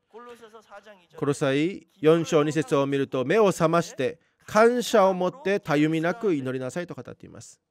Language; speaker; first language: Japanese; non-native, fluent; Korean